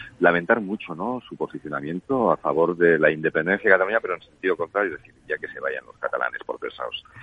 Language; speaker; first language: Spanish; non-native, local second language; Catalan